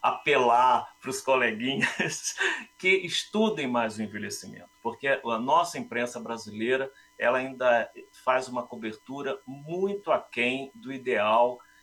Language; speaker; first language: Portuguese; native; Portuguese